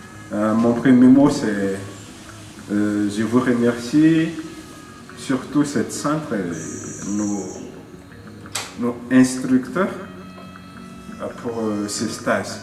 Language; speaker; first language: French; non-native, local second language; Malagasy